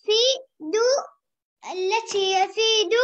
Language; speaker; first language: Arabic; native; Arabic